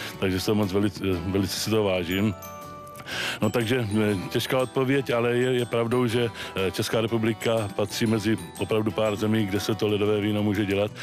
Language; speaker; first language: Czech; native; Czech